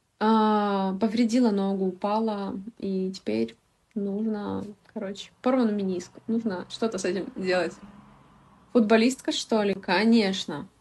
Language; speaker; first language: Russian; native; Russian